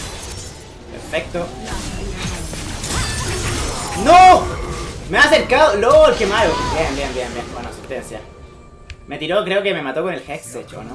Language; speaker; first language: Spanish; native; Spanish